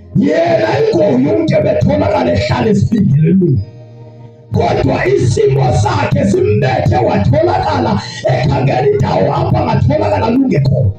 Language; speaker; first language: Zulu; non-native, local second language; Xhosa